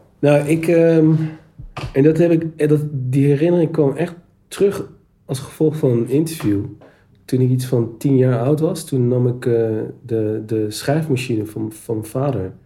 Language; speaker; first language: Dutch; early bilingual, other home language; Turkish